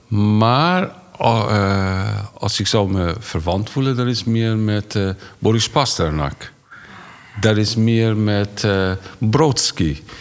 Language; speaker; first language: Dutch; non-native, fluent; Persian